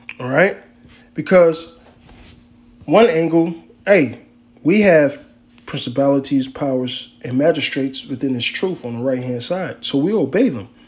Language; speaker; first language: English; native; English